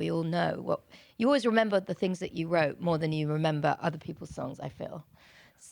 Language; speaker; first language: English; native; English